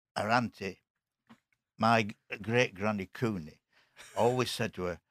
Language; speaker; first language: English; native; English